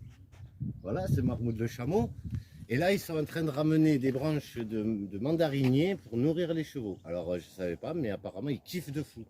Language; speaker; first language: French; native; French